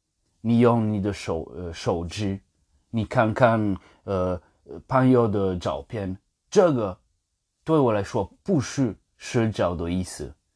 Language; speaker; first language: Chinese; non-native, fluent; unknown